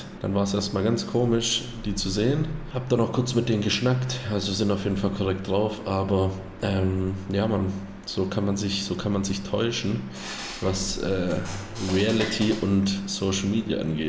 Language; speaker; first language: German; native; German